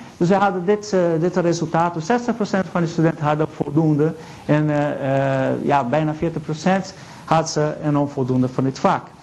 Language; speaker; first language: Dutch; non-native, fluent; Portuguese